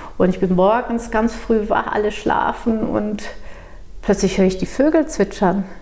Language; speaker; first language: German; non-native, fluent; Portuguese